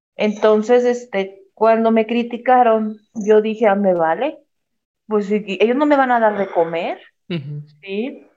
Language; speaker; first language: Spanish; native; Spanish